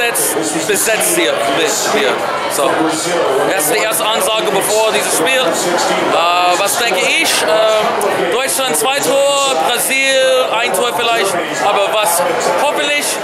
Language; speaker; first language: German; non-native, learner; English